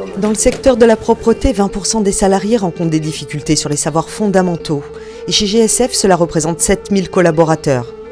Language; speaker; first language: French; native; French